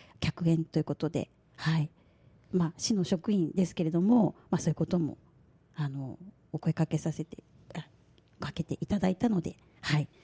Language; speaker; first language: Japanese; native; Japanese